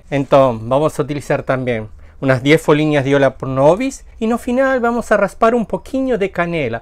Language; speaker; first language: Spanish; native; Spanish